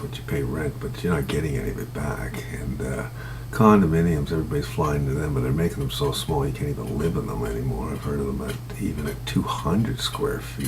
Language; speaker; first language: English; native; English